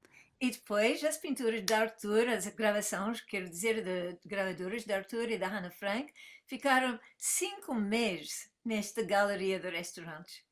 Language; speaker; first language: Portuguese; non-native, fluent; English